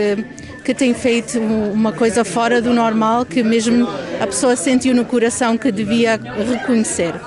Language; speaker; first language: Portuguese; early bilingual, other home language; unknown